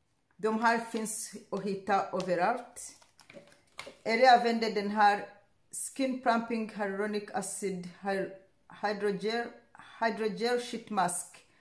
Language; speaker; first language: Swedish; non-native, learner; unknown